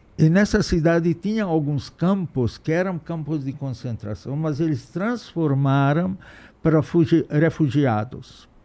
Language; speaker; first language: Portuguese; non-native, fluent; Hungarian